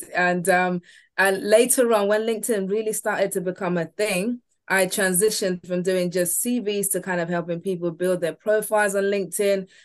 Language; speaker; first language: English; early bilingual, other home language; Yoruba